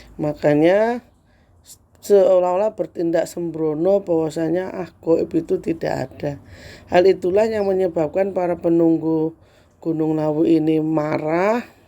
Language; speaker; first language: Indonesian; native; Indonesian